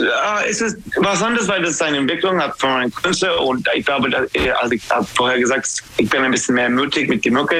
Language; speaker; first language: German; non-native, learner; English